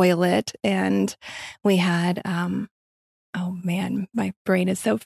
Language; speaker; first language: English; native; English